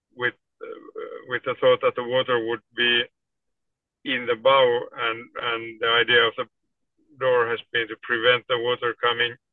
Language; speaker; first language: English; non-native, fluent; Finnish